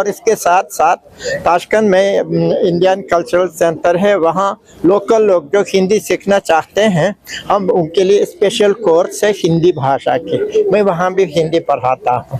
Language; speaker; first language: Hindi; non-native, fluent; Uzbek